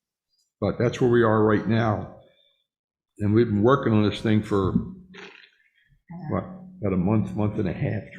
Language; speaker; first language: English; native; English